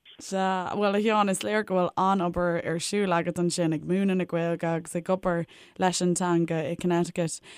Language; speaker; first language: Irish; native; Irish